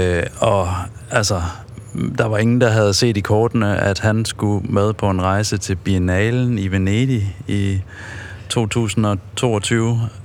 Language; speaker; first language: Danish; native; Danish